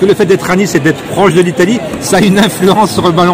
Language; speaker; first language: French; native; French